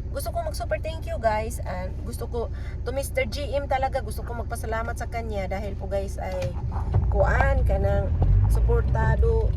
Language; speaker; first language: Filipino; non-native, local second language; Cebuano